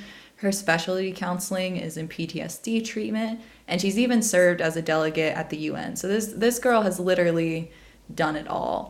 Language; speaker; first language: English; native; English